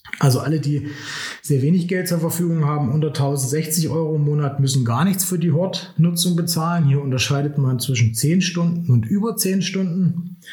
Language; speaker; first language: German; native; German